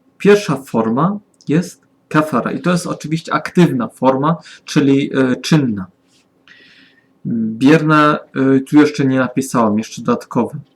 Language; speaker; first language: Polish; non-native, learner; German